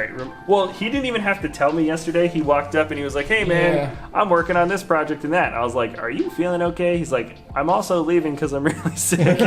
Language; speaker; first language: English; native; English